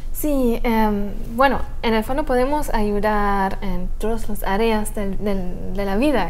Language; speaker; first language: Spanish; non-native, fluent; German